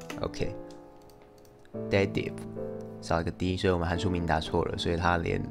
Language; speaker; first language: Chinese; native; Chinese